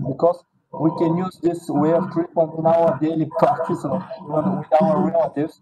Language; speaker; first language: English; non-native, fluent; Bulgarian